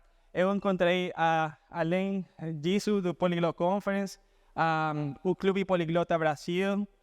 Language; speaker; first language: Portuguese; non-native, fluent; Spanish